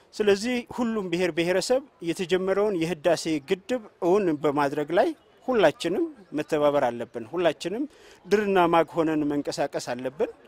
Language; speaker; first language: Amharic; non-native, local second language; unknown